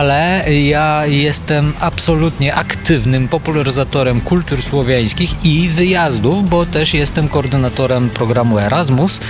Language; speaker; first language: Polish; non-native, fluent; Bulgarian